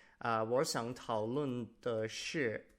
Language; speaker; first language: Chinese; non-native, learner; English